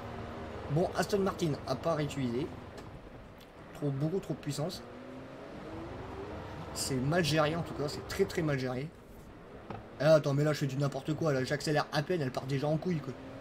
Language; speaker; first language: French; native; French